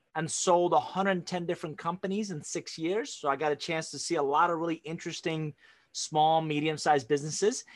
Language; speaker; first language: English; non-native, fluent; Persian